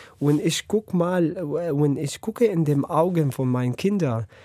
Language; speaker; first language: German; non-native, learner; Arabic